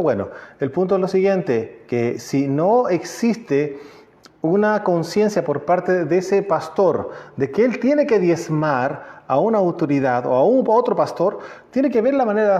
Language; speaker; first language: Spanish; native; Spanish